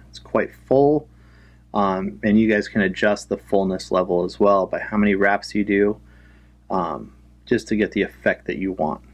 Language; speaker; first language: English; native; English